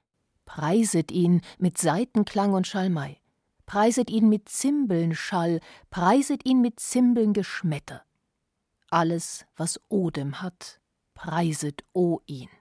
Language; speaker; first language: German; native; German